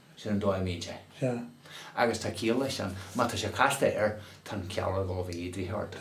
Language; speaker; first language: Irish; native; Irish